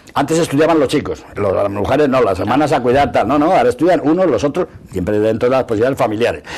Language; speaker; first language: Spanish; native; Spanish